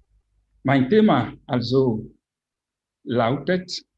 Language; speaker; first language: German; non-native, fluent; French